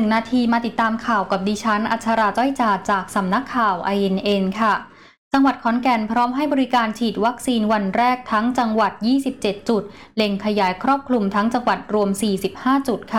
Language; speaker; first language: Thai; native; Thai